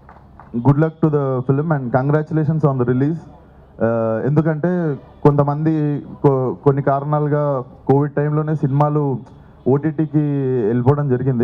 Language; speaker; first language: Telugu; native; Telugu